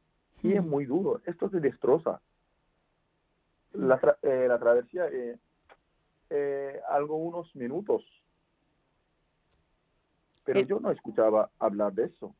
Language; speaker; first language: Spanish; non-native, fluent; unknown